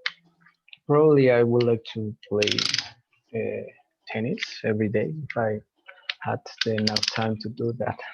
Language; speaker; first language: English; non-native, learner; Spanish